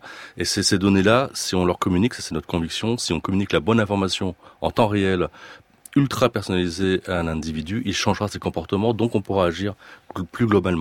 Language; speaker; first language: French; native; French